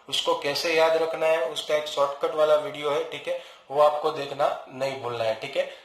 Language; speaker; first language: Hindi; non-native, local second language; Gujarati